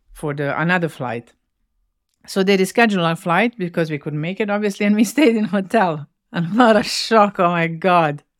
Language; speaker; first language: English; non-native, fluent; Bosnian